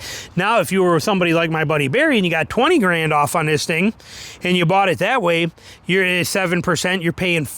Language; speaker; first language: English; native; English